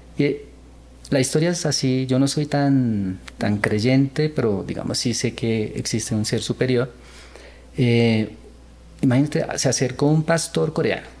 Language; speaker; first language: Spanish; early bilingual, other home language; Korean